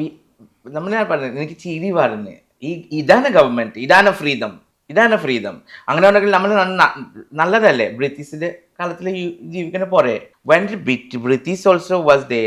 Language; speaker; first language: Malayalam; non-native, fluent; Assamese